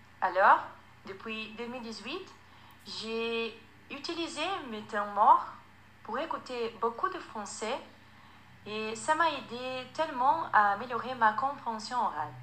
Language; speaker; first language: French; non-native, fluent; Portuguese